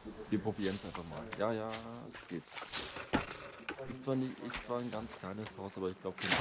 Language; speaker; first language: German; native; German